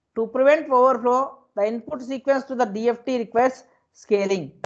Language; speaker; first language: English; non-native, local second language; Telugu